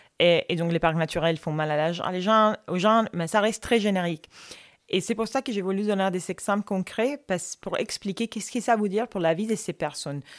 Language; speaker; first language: French; non-native, fluent; Spanish